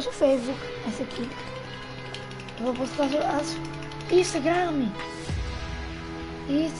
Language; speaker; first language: Portuguese; non-native, fluent; Italian